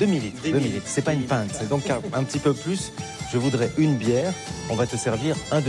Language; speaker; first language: French; native; French